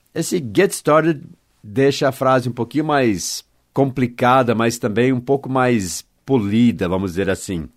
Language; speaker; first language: Portuguese; non-native, fluent; English